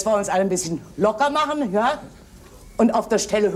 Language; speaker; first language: German; native; German